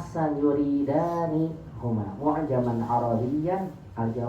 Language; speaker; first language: Arabic; non-native, fluent; Indonesian